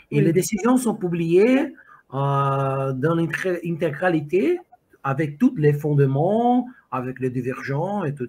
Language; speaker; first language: French; non-native, fluent; Portuguese